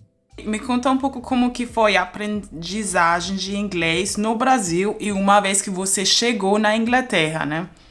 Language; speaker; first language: Portuguese; non-native, fluent; German